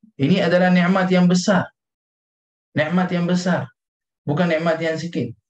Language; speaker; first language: Malay; non-native, fluent; Arabic